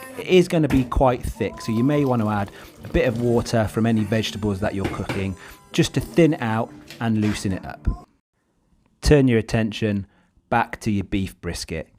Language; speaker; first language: English; native; English